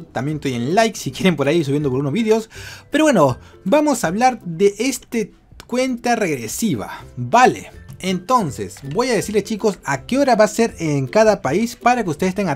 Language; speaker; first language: Spanish; native; Spanish